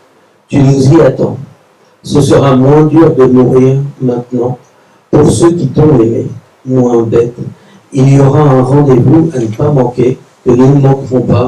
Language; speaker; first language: French; native; French